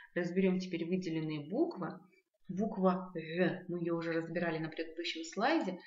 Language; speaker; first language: Russian; non-native, local second language; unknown